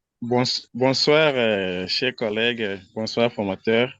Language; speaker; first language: French; non-native, local second language; Wolof